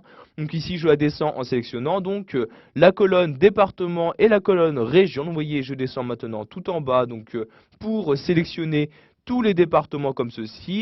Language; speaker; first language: French; native; French